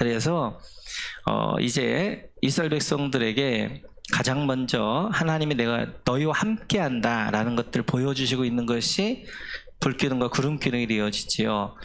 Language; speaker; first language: Korean; native; Korean